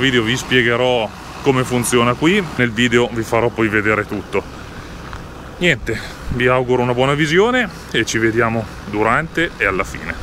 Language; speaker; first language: Italian; native; Italian